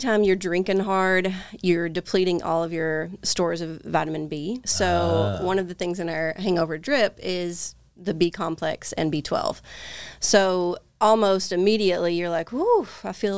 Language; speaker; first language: English; native; English